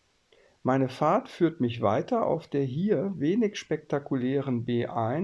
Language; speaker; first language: German; native; German